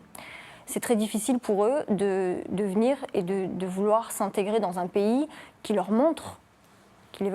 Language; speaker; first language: French; native; French